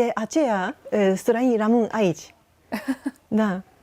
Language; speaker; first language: Romanian; non-native, learner; Japanese